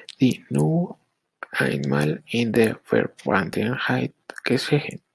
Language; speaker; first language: German; non-native, learner; Spanish